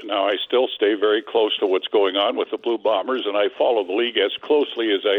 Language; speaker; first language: English; native; English